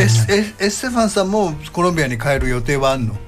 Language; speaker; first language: Japanese; native; Japanese